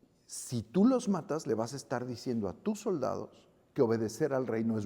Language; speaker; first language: Spanish; native; Spanish